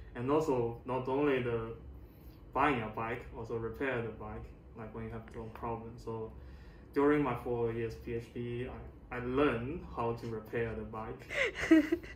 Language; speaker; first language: English; non-native, fluent; Chinese